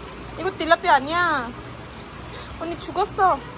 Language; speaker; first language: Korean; non-native, learner; Filipino